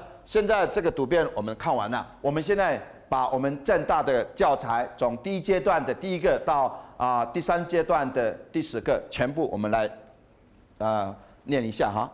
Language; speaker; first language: Chinese; non-native, local second language; Amis